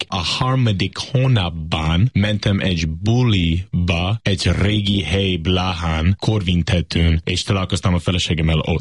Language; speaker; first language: Hungarian; non-native, learner; English